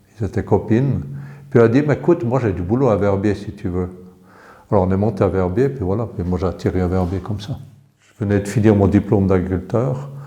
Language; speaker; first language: French; early bilingual, other home language; English